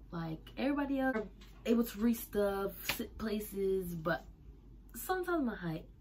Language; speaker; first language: English; native; English